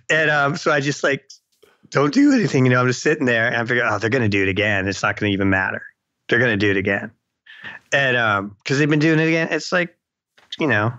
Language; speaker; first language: English; native; English